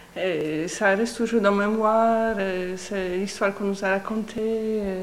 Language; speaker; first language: French; non-native, learner; Polish